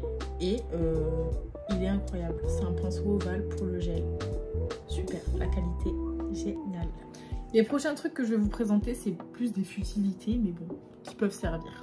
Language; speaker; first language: French; native; French